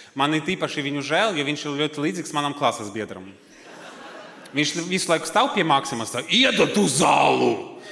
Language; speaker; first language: Latvian; non-native, local second language; Russian